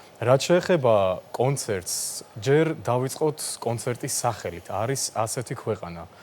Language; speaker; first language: Georgian; non-native, local second language; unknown